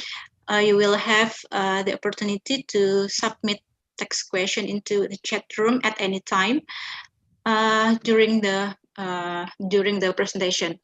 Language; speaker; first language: English; non-native, fluent; Indonesian